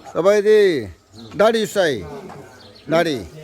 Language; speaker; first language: Korean; native; Korean